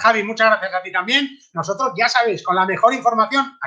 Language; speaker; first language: Spanish; native; Spanish